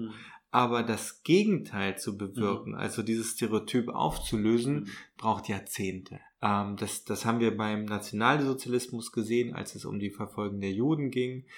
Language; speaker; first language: German; native; German